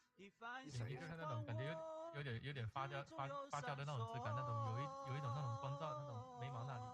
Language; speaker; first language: Chinese; native; Chinese